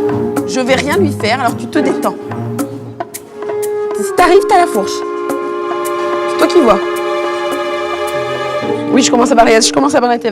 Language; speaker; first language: French; native; French